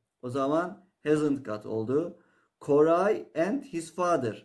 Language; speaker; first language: English; non-native, fluent; Turkish